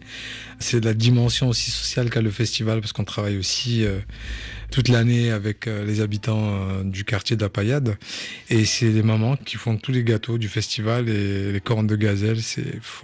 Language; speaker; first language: French; native; French